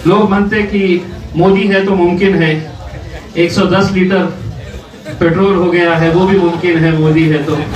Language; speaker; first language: Hindi; non-native, local second language; Marathi